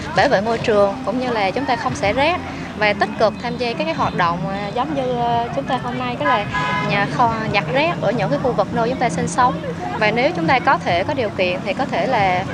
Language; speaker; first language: Vietnamese; native; Vietnamese